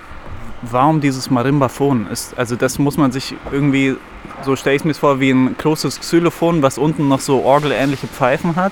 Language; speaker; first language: German; native; German